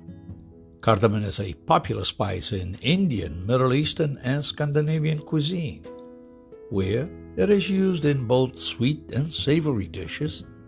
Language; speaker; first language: English; non-native, fluent; Italian